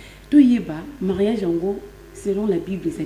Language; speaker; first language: French; non-native, local second language; Lingala